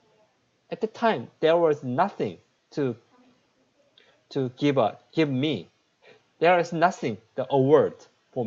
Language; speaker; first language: English; non-native, learner; Korean